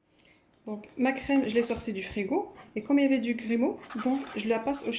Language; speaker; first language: French; non-native, local second language; Arabic